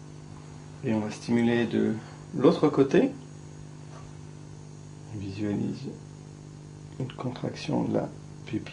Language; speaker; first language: French; native; French